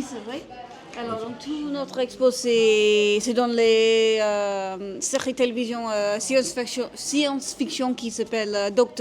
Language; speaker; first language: French; non-native, learner; English